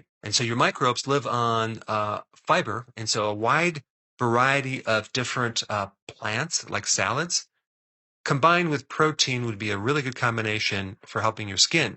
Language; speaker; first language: English; native; English